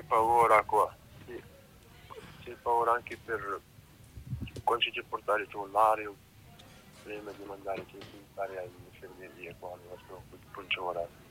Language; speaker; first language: Italian; non-native, learner; Arabic